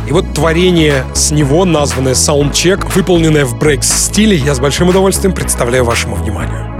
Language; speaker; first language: Russian; native; Russian